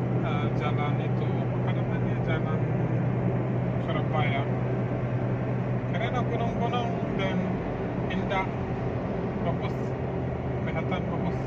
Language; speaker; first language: Indonesian; non-native, learner; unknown